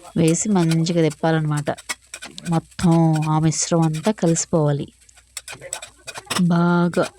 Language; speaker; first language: Telugu; native; Telugu